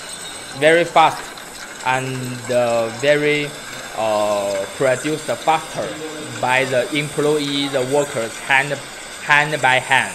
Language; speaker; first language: English; non-native, learner; Chinese